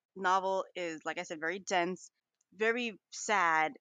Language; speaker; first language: English; native; English